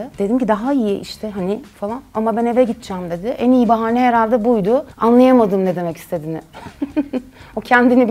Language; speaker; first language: Turkish; native; Turkish